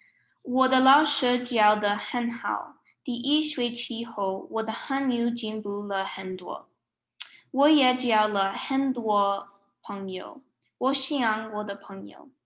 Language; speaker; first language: Chinese; non-native, learner; English